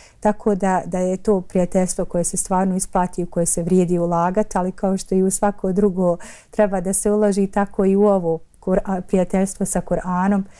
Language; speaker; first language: Bosnian; native; Bosnian